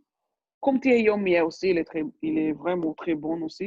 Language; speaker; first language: French; non-native, fluent; Portuguese